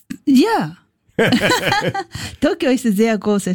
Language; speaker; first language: German; non-native, learner; Japanese